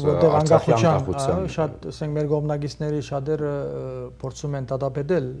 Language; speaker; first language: Armenian; early bilingual, heritage; Armenian